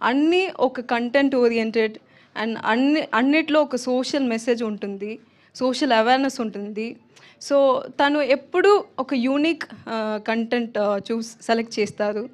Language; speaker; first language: Telugu; non-native, local second language; Tamil